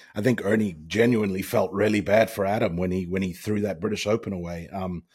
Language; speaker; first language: English; native; English